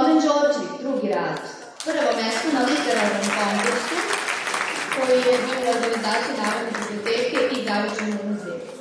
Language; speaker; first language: Serbian; native; Serbian